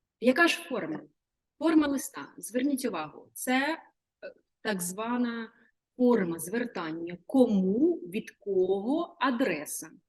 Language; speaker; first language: Ukrainian; native; Ukrainian